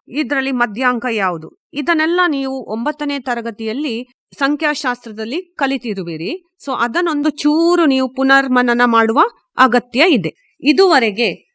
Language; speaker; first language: Kannada; native; Kannada